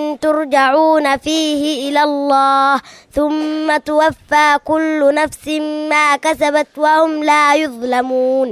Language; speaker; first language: Arabic; non-native, learner; Somali